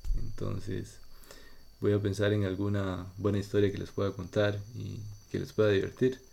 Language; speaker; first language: Spanish; native; Spanish